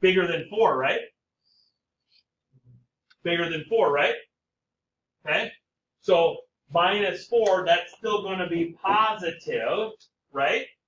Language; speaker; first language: English; native; English